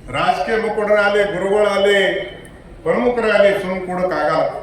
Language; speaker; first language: Kannada; non-native, local second language; Lambadi